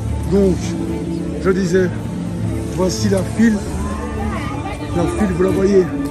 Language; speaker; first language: French; native; French